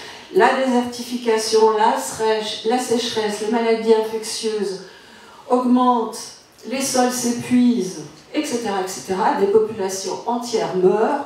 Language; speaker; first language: French; native; French